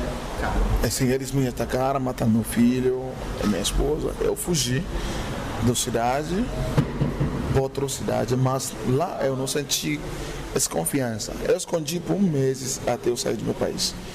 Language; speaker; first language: Portuguese; non-native, learner; Igbo